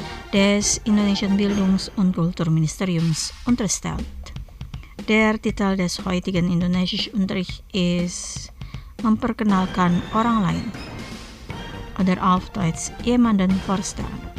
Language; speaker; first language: German; non-native, fluent; Indonesian